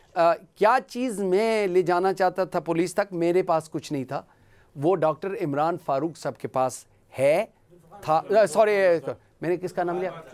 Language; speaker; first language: Urdu; non-native, local second language; Punjabi